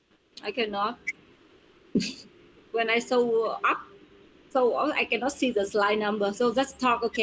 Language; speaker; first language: English; non-native, fluent; Vietnamese